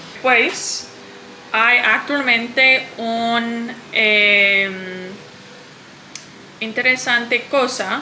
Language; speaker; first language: Spanish; non-native, learner; English